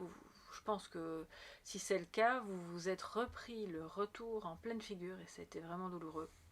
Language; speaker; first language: French; native; French